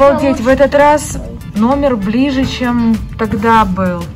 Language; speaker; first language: Russian; native; Russian